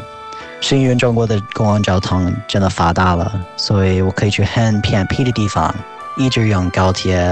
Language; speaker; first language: Chinese; non-native, fluent; English